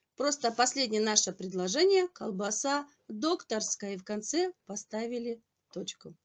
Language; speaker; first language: Russian; native; Russian